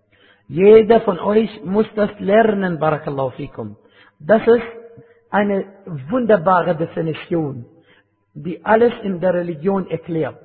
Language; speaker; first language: German; non-native, fluent; Arabic